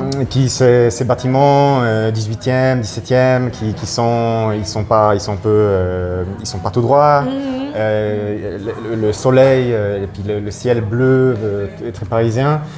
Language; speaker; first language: French; non-native, fluent; Polish